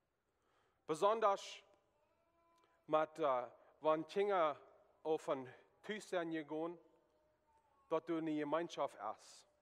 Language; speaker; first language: German; non-native, learner; Plautdietsch